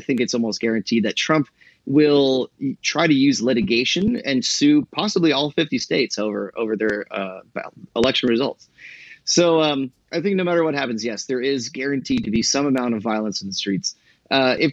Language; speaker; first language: English; native; English